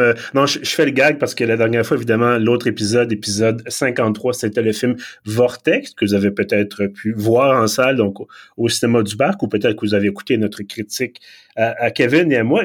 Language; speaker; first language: French; native; French